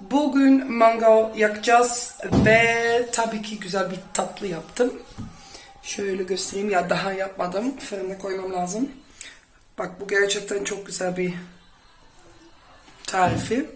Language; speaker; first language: Turkish; non-native, fluent; Dutch